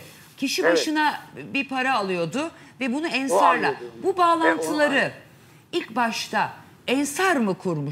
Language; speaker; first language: Turkish; native; Turkish